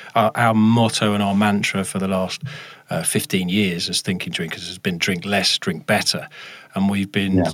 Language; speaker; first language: English; native; English